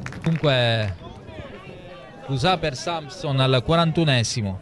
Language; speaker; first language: Italian; native; Italian